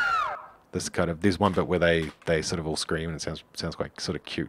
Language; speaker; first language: English; native; English